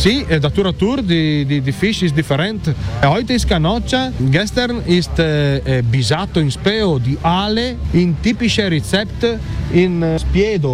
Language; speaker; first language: German; non-native, learner; Italian